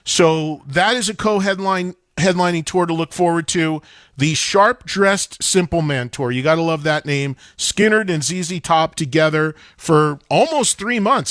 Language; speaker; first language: English; native; English